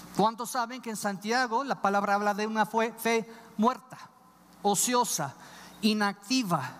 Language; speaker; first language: Spanish; non-native, fluent; English